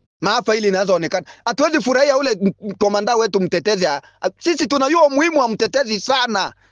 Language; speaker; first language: Swahili; non-native, local second language; Bembe